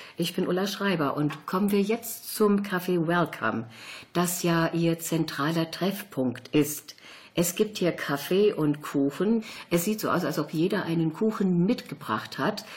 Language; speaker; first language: German; native; German